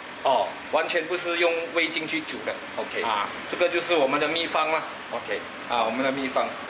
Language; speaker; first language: Chinese; native; Chinese